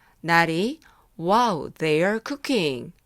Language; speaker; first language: English; non-native, fluent; Korean